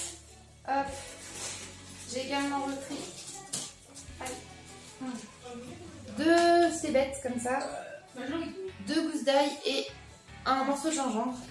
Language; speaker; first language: French; native; French